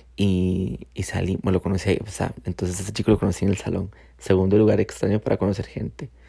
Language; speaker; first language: Spanish; native; Spanish